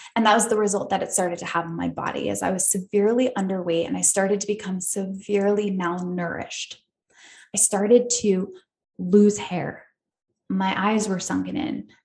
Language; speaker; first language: English; native; English